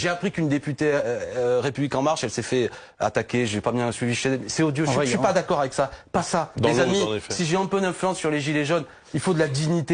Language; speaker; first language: French; native; French